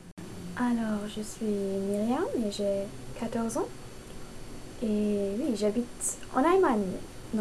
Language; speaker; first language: French; non-native, learner; German